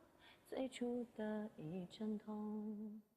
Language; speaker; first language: Chinese; native; Chinese